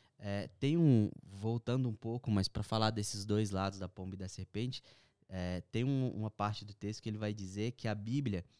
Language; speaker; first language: Portuguese; native; Portuguese